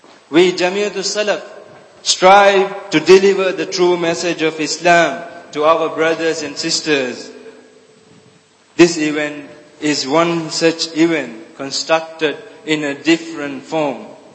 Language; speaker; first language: English; non-native, local second language; Divehi